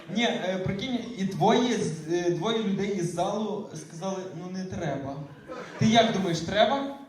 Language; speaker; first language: Ukrainian; native; Ukrainian